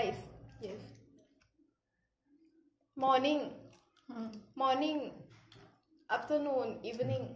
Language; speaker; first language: English; non-native, learner; Thai